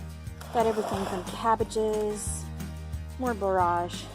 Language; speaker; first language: English; native; English